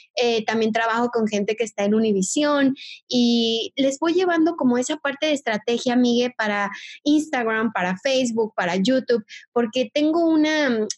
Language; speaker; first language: Spanish; native; Spanish